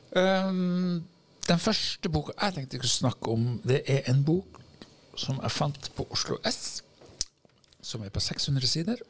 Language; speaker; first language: Norwegian; native; Norwegian